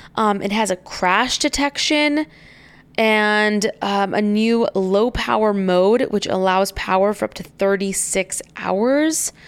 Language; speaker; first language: English; native; English